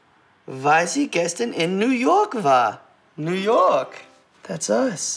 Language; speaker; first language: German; non-native, learner; English